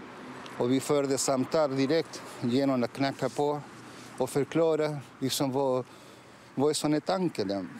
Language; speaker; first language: Swedish; non-native, fluent; Arabic